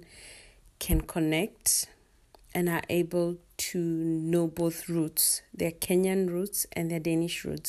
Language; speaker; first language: English; non-native, local second language; Kikuyu